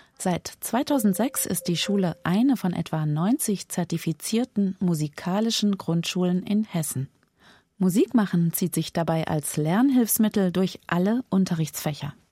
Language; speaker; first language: German; native; German